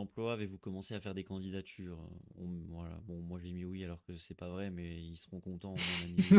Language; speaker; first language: French; native; French